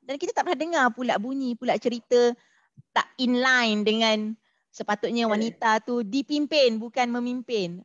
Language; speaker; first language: Malay; native; Malay